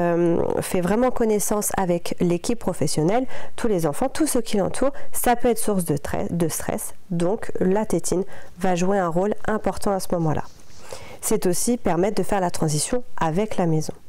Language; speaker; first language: French; native; French